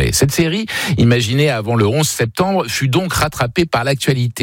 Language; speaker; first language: French; native; French